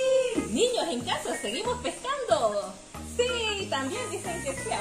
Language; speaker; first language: Spanish; native; Spanish